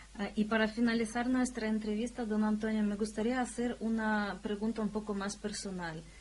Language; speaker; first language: Spanish; non-native, fluent; Russian